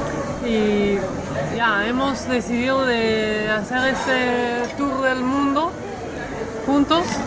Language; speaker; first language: Spanish; non-native, fluent; Dutch